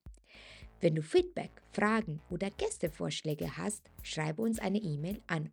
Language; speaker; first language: German; non-native, fluent; Italian